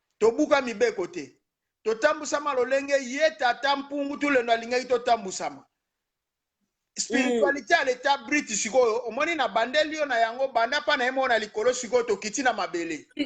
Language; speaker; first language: Lingala; non-native, local second language; Kongo